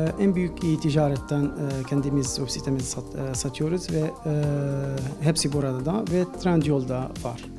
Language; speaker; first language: Turkish; non-native, learner; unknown